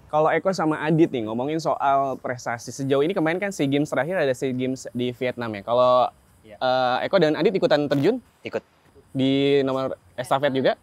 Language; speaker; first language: Indonesian; native; Indonesian